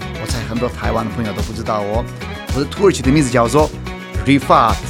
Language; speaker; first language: Chinese; non-native, fluent; Turkish